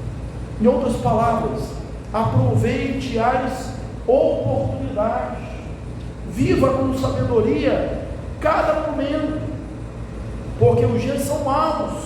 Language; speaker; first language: Portuguese; native; Portuguese